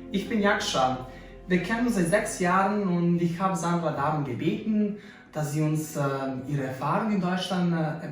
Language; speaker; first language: German; non-native, fluent; Serbian